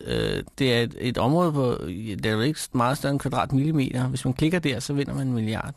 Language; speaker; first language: Danish; native; Danish